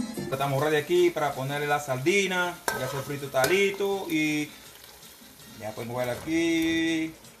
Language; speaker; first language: Spanish; native; Spanish